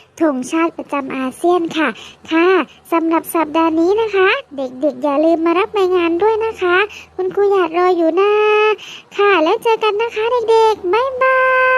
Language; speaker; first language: Thai; native; Thai